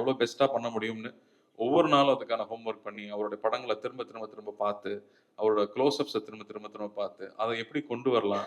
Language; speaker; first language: Tamil; native; Tamil